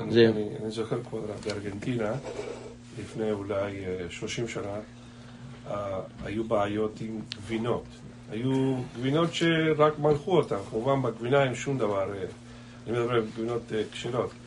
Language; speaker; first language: Hebrew; non-native, fluent; Spanish